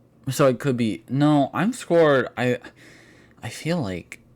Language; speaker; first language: English; native; English